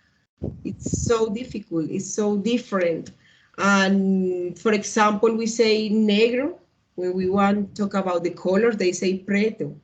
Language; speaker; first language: English; non-native, learner; Spanish